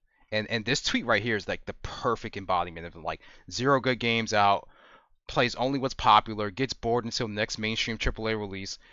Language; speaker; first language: English; native; English